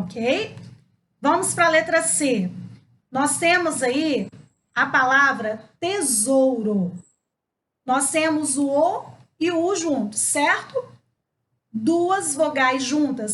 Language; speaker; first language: Portuguese; native; Portuguese